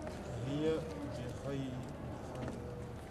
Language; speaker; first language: Arabic; non-native, learner; French